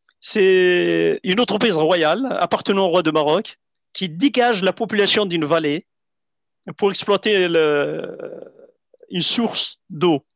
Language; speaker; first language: French; non-native, local second language; Central Atlas Tamazight